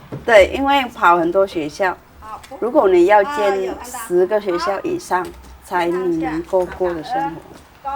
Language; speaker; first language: Chinese; non-native, fluent; Vietnamese